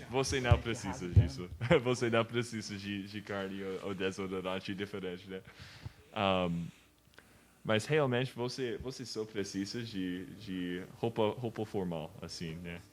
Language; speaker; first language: Portuguese; non-native, learner; English